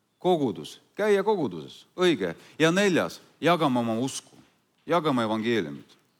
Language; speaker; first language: Estonian; non-native, fluent; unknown